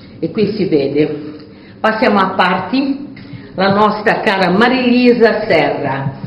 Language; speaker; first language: Italian; non-native, fluent; Portuguese